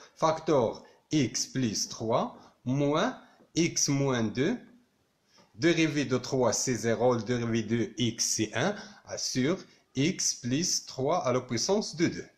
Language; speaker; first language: French; non-native, local second language; Arabic